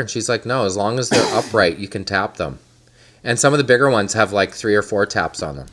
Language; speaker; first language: English; native; English